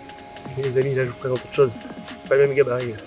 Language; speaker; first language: French; native; French